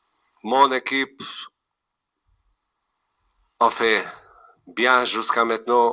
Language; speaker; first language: French; non-native, learner; Bosnian